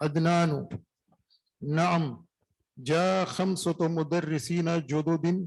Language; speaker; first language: Arabic; non-native, learner; Urdu